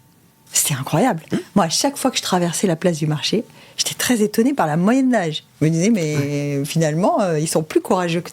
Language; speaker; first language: French; native; French